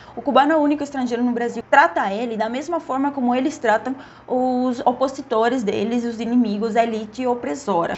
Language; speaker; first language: Portuguese; non-native, fluent; Spanish